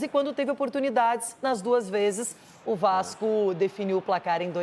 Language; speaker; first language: Portuguese; native; Portuguese